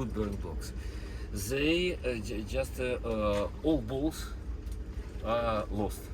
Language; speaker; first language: English; non-native, learner; Russian